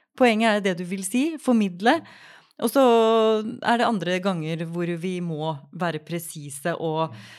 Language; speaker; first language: Norwegian; native; Norwegian